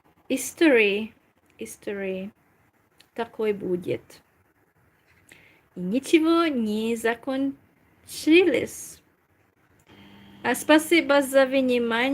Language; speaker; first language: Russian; non-native, learner; Hungarian